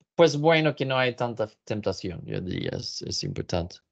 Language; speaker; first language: Spanish; non-native, fluent; Swedish